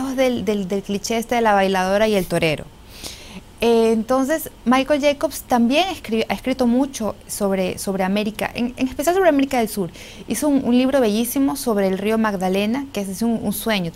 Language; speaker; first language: Spanish; native; Spanish